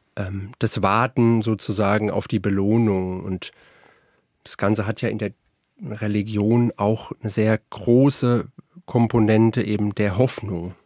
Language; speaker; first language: German; native; German